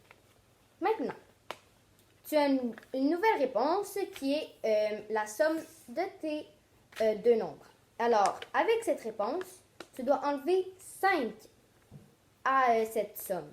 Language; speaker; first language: French; native; French